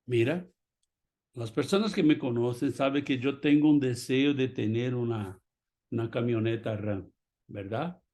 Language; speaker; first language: Spanish; non-native, fluent; Portuguese